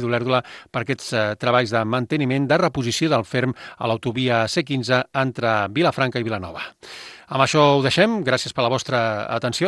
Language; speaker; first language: Catalan; native; Catalan